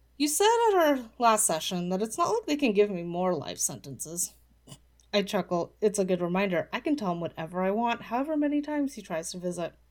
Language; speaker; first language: English; early bilingual, other home language; Polish